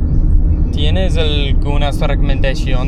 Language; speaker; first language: Spanish; non-native, learner; English